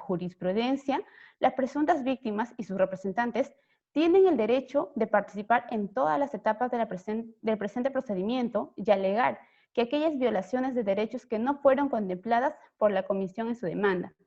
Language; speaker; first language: Spanish; native; Spanish